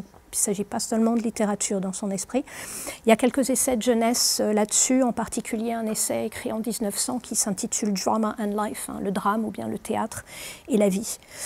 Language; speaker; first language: French; native; French